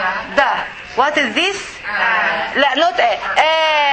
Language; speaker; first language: English; non-native, fluent; Arabic